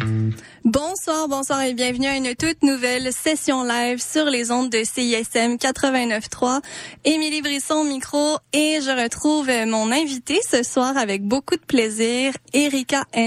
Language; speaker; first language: French; native; French